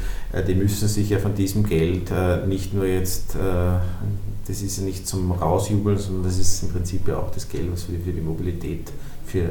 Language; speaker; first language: German; native; German